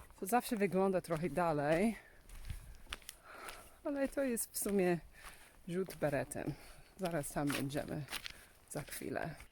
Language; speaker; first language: Polish; non-native, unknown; English